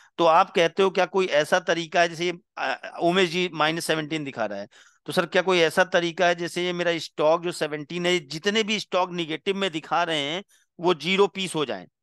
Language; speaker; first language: Hindi; non-native, local second language; Gujarati